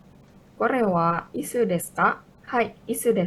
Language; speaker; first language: Japanese; non-native, learner; Indonesian